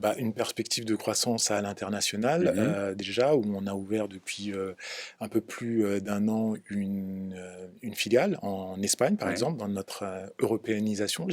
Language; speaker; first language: French; native; French